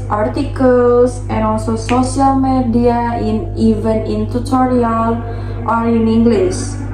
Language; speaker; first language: English; non-native, learner; Indonesian